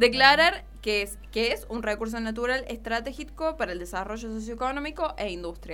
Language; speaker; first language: Spanish; native; Spanish